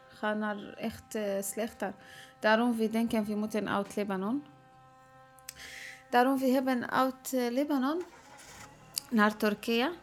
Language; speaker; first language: Dutch; non-native, learner; Arabic